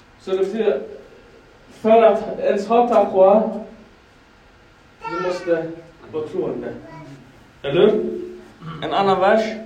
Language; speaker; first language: Swedish; non-native, fluent; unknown